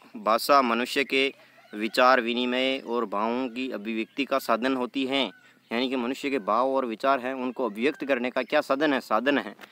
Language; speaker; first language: Hindi; native; Hindi